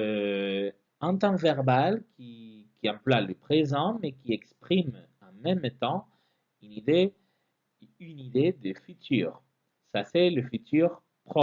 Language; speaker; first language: French; non-native, fluent; Spanish